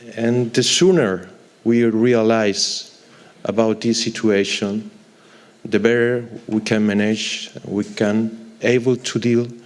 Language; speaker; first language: English; non-native, fluent; Galician